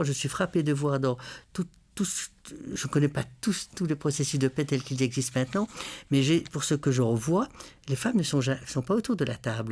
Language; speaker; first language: French; native; French